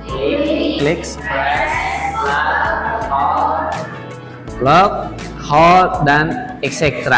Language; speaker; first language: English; non-native, learner; Indonesian